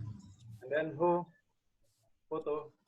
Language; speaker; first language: English; non-native, learner; Indonesian